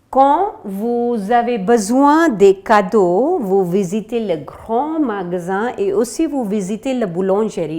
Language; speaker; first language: French; non-native, fluent; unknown